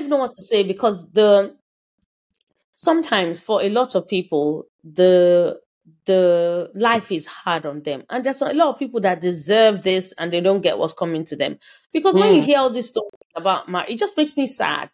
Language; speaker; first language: English; non-native, local second language; Yoruba